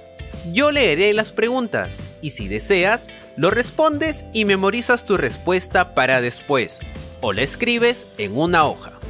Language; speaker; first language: Spanish; native; Spanish